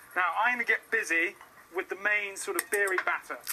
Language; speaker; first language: English; native; English